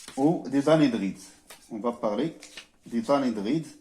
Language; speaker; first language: French; non-native, local second language; Arabic